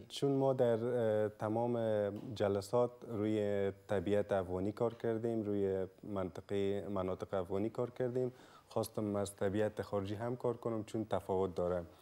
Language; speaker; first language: Persian; native; Persian